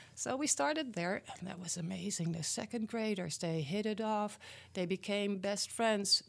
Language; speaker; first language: English; non-native, fluent; Dutch